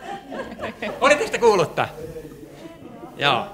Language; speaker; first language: Finnish; native; Finnish